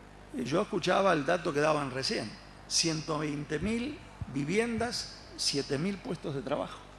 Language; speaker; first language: Spanish; native; Spanish